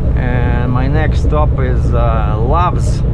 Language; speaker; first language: English; non-native, fluent; Russian